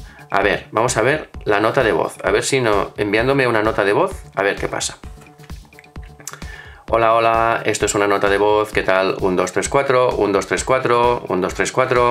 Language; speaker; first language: Spanish; native; Spanish